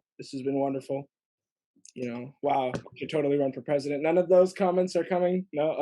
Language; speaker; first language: English; native; English